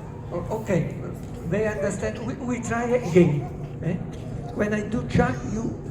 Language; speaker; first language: English; non-native, learner; Italian